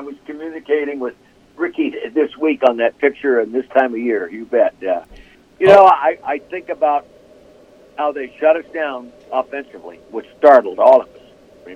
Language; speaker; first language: English; native; English